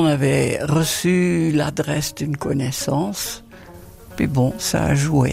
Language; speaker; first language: French; non-native, fluent; Dutch